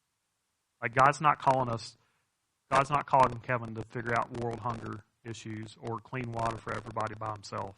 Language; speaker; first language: English; native; English